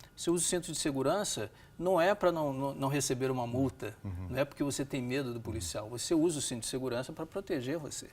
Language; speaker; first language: Portuguese; native; Portuguese